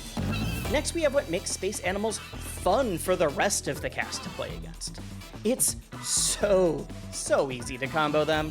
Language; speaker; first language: English; native; English